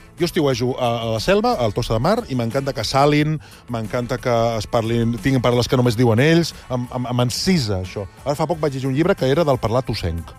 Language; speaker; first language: Catalan; native; Catalan